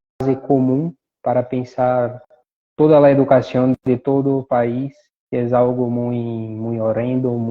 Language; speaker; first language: Spanish; non-native, fluent; Portuguese